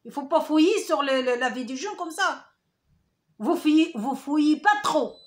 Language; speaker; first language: French; non-native, learner; Arabic